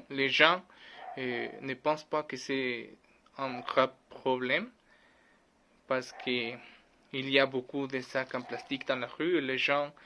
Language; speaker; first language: French; non-native, learner; Spanish